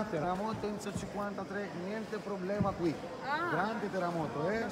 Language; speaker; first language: Italian; non-native, learner; Greek